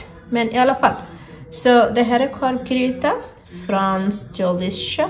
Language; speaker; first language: Swedish; non-native, fluent; Bangla